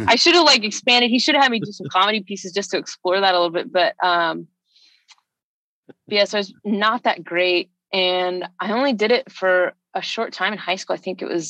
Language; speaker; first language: English; native; English